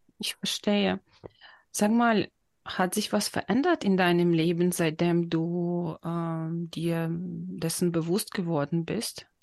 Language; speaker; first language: German; non-native, fluent; Ukrainian